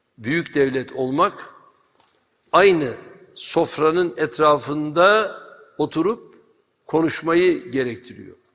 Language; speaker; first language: Turkish; native; Turkish